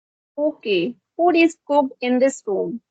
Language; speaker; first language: English; non-native, local second language; Hindi